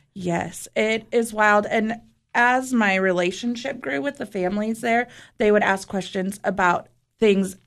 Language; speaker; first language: English; early bilingual, other home language; Spanish